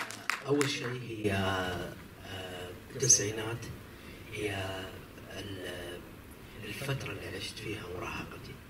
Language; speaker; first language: Arabic; native; Arabic